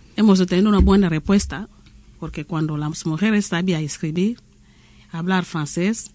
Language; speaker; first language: Spanish; non-native, learner; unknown